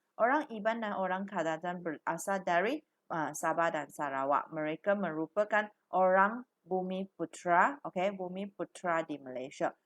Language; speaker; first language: Malay; non-native, local second language; Chinese